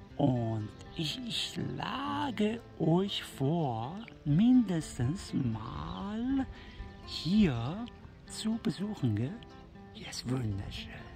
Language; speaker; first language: German; non-native, learner; Persian